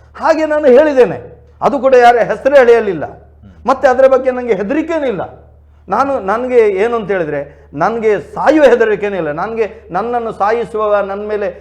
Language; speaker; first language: Kannada; non-native, local second language; Tulu